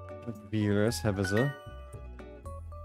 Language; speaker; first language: Dutch; non-native, learner; English